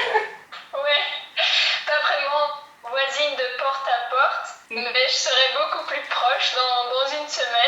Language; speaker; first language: French; early bilingual, heritage; Portuguese